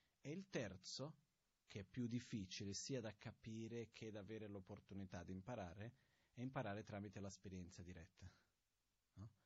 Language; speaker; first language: Italian; non-native, fluent; Portuguese